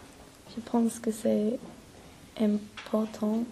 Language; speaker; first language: French; non-native, learner; English